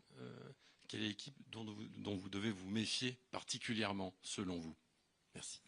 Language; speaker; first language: French; native; French